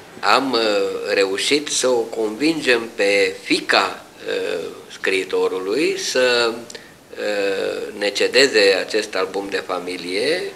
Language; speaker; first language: Romanian; native; Romanian